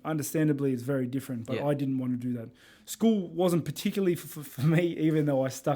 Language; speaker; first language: English; native; English